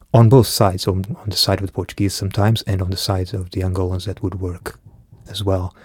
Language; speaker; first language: English; early bilingual, other home language; Portuguese